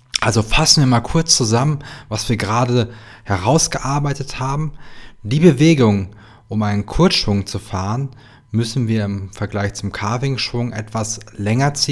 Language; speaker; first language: German; native; German